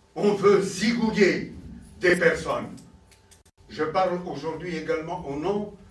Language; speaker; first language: French; non-native, local second language; Arabic